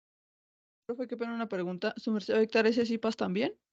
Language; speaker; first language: Spanish; native; Spanish